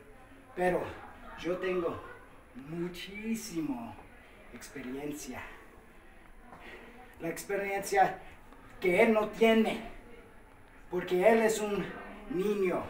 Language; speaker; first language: Spanish; non-native, fluent; English